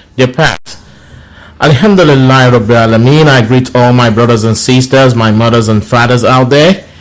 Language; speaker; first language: English; non-native, local second language; Yoruba